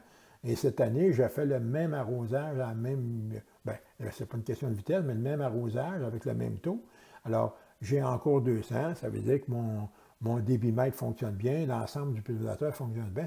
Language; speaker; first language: French; native; French